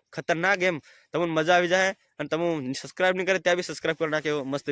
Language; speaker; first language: Gujarati; non-native, local second language; Bhili